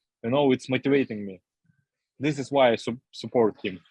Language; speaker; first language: English; non-native, learner; Russian